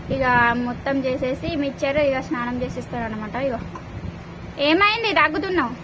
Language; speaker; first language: Telugu; native; Telugu